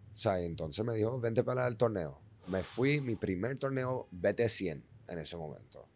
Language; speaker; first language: Spanish; non-native, fluent; Dutch